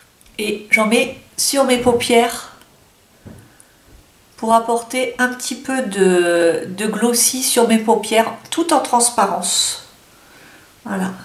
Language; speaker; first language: French; native; French